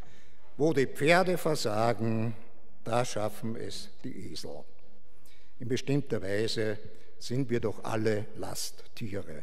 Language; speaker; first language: German; native; German